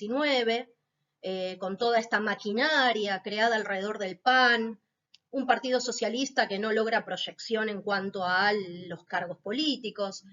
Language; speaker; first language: Spanish; native; Spanish